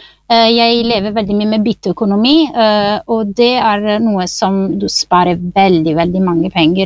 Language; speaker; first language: Norwegian; non-native, fluent; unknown